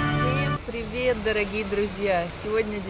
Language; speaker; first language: Russian; native; Russian